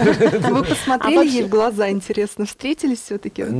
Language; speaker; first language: Russian; native; Russian